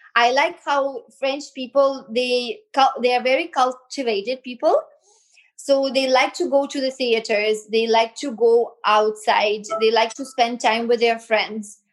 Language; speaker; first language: English; non-native, fluent; Belarusian